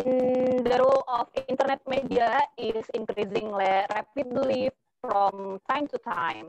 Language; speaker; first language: English; non-native, learner; Indonesian